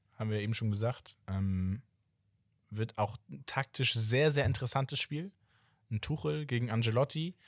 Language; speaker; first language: German; early bilingual, other home language; Portuguese